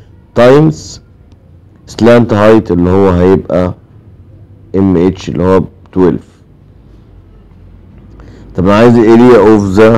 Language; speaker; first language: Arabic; native; Arabic